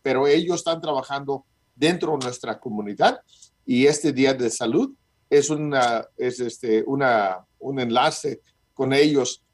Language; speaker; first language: Spanish; early bilingual, heritage; Spanish